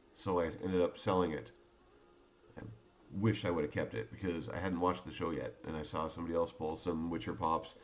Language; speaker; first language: English; native; English